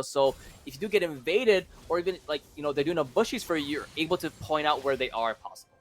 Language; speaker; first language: English; native; English